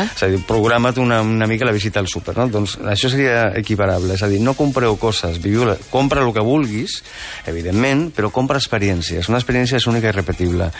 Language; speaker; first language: Catalan; non-native, local second language; Spanish